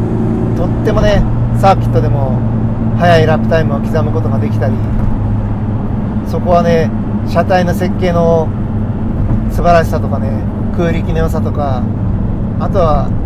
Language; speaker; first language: Japanese; native; Japanese